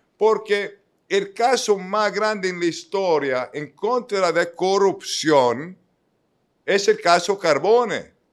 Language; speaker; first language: Spanish; non-native, fluent; Italian